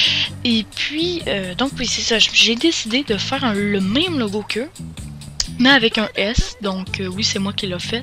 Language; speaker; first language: French; native; French